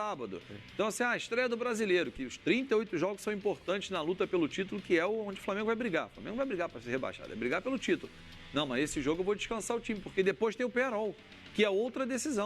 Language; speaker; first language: Portuguese; native; Portuguese